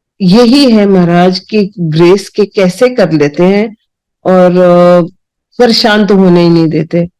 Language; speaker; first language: Hindi; non-native, local second language; Punjabi